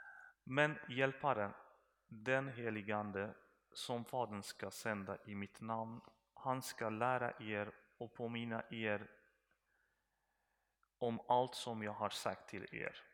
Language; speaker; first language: Swedish; non-native, learner; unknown